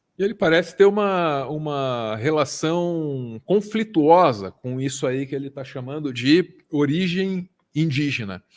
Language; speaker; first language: Portuguese; native; Portuguese